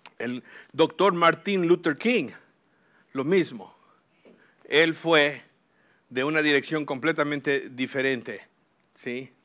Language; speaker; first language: Spanish; early bilingual, heritage; Spanish